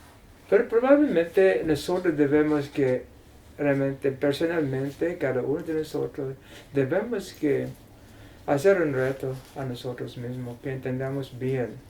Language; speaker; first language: Spanish; non-native, learner; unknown